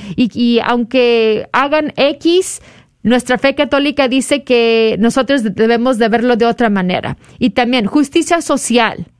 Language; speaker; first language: Spanish; early bilingual, heritage; Spanish